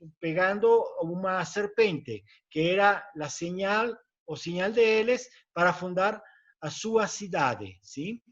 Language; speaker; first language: Portuguese; non-native, learner; Spanish